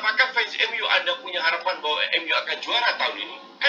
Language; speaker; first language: Indonesian; native; Indonesian